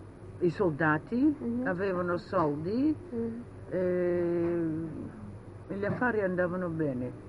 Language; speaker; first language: Italian; early bilingual, heritage; Italian